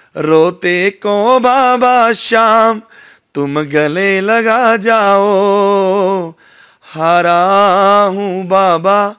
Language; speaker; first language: Hindi; non-native, local second language; Punjabi